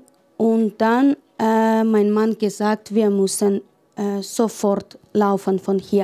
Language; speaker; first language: German; non-native, learner; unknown